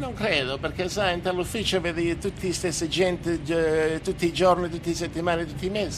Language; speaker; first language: Italian; native; Italian